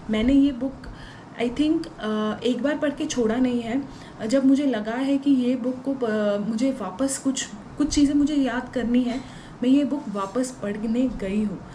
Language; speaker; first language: Hindi; non-native, local second language; Tulu